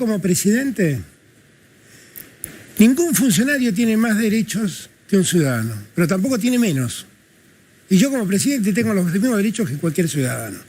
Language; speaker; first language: Spanish; native; Spanish